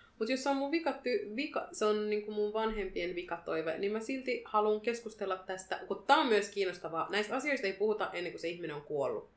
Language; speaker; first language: Finnish; early bilingual, other home language; Bangla